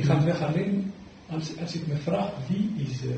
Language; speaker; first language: Dutch; non-native, fluent; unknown